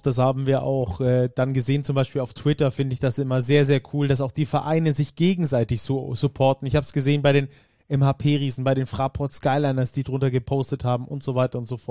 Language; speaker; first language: German; native; German